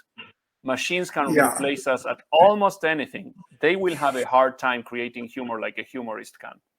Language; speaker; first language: English; non-native, fluent; Spanish